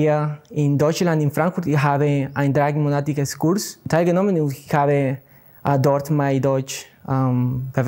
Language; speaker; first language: German; non-native, learner; Spanish